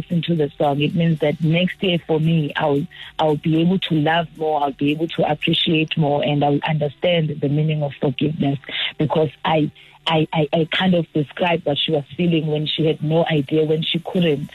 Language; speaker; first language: English; non-native, local second language; Zulu